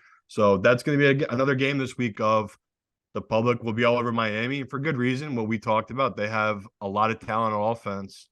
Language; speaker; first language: English; native; English